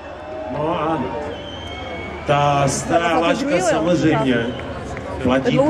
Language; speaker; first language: Czech; native; Czech